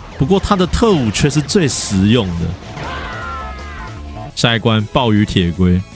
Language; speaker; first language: Chinese; native; Chinese